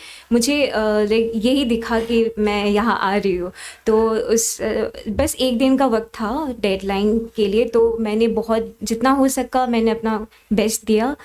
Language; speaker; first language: Hindi; non-native, local second language; Assamese